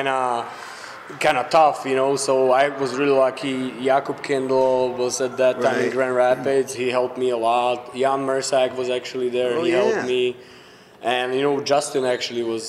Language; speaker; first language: English; non-native, fluent; Slovak